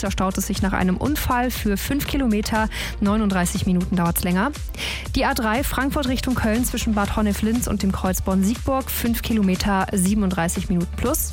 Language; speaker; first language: German; native; German